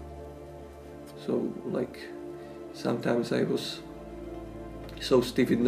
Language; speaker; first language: English; non-native, fluent; Slovak